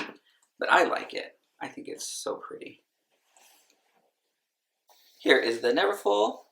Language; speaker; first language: English; native; English